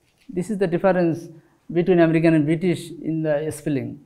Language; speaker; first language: English; non-native, local second language; Bangla